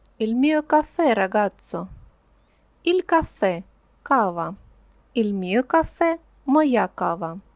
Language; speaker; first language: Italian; non-native, fluent; Ukrainian